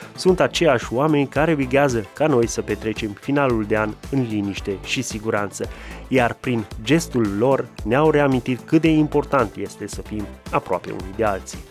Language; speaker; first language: Romanian; native; Romanian